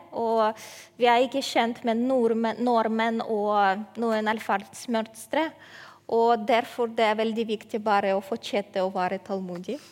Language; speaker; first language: Norwegian; non-native, fluent; Ukrainian